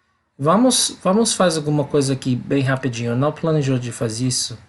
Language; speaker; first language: Portuguese; non-native, learner; English